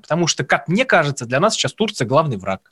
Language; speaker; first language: Russian; native; Russian